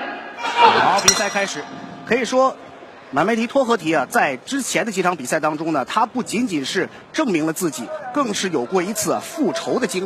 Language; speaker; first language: Chinese; native; Chinese